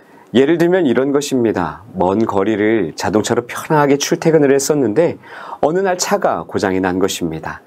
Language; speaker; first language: Korean; native; Korean